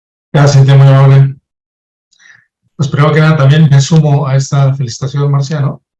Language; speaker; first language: Spanish; native; Spanish